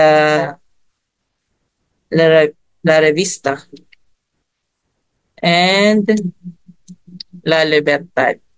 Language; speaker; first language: Spanish; non-native, learner; Filipino